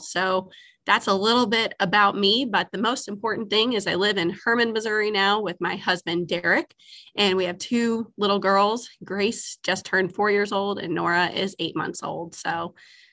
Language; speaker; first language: English; native; English